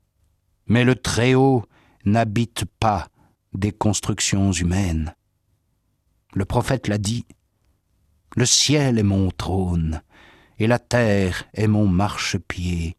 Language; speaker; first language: French; native; French